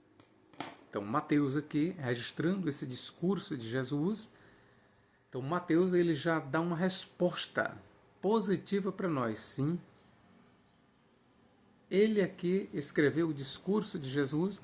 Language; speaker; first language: Portuguese; native; Portuguese